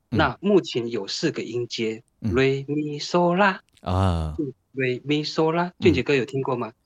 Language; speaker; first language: Chinese; non-native, local second language; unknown